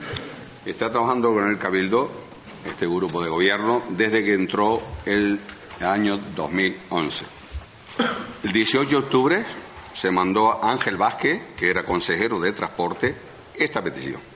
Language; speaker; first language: Spanish; native; Spanish